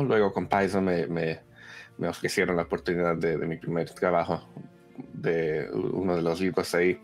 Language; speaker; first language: Spanish; early bilingual, heritage; Spanish